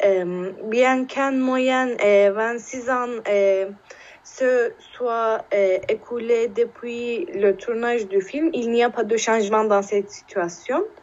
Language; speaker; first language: French; non-native, learner; Turkish